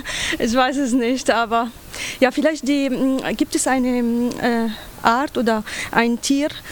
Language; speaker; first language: German; non-native, learner; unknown